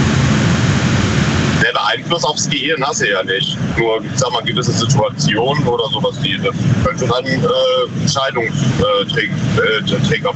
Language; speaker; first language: German; native; German